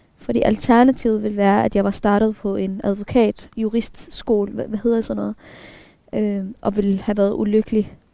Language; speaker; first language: Danish; early bilingual, other home language; Arabic